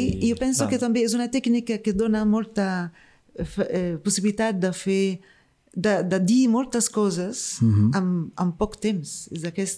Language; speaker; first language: Catalan; non-native, fluent; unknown